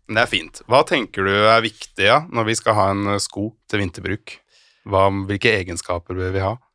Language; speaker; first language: Norwegian; native; Norwegian